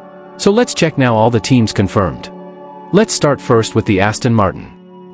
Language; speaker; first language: English; non-native, fluent; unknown